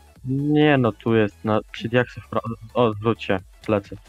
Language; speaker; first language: Polish; native; Polish